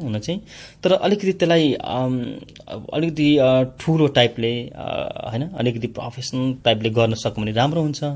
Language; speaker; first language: Nepali; native; Nepali